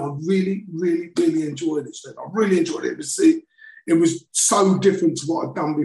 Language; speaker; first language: English; native; English